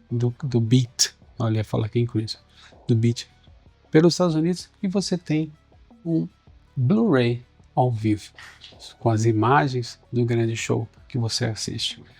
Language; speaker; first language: Portuguese; native; Portuguese